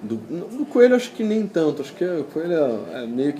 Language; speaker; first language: Portuguese; native; Portuguese